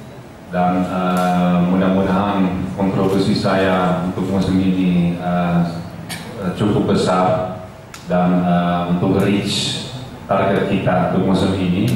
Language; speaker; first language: Indonesian; non-native, fluent; Dutch